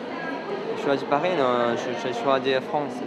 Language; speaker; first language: French; non-native, learner; Korean